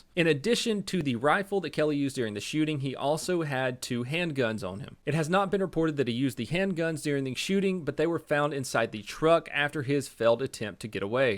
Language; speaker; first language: English; native; English